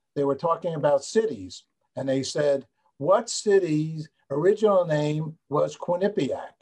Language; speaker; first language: English; native; English